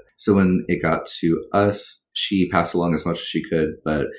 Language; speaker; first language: English; early bilingual, other home language; Spanish